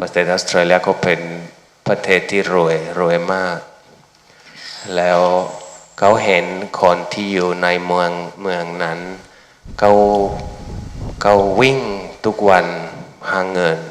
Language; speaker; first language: Thai; non-native, fluent; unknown